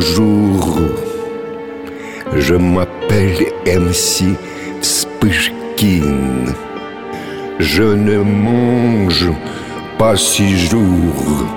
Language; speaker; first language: French; non-native, learner; Russian